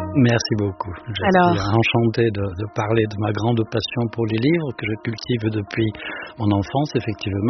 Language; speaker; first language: French; native; French